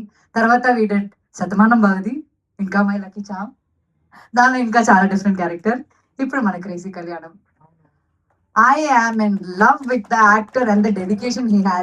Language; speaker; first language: Telugu; non-native, fluent; Malayalam